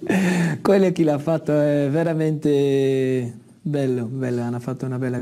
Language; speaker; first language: Italian; non-native, fluent; Dutch